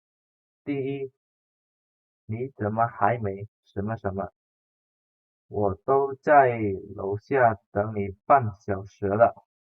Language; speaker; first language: Chinese; non-native, fluent; Indonesian